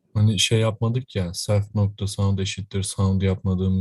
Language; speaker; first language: Turkish; native; Turkish